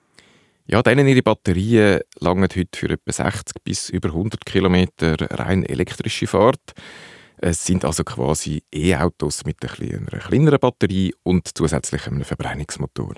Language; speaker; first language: German; native; German